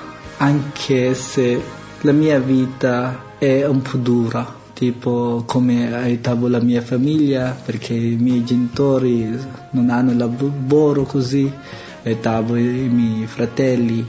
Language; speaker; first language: Italian; non-native, learner; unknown